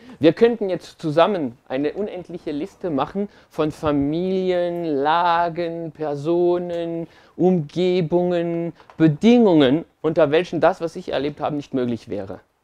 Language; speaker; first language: German; non-native, fluent; French